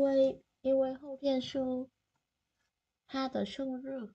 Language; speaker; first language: Chinese; non-native, fluent; Vietnamese